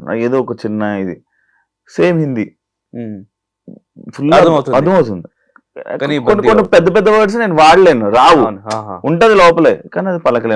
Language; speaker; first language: Telugu; native; Telugu